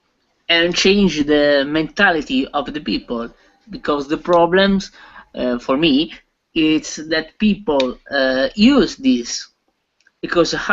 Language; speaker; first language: English; non-native, learner; Italian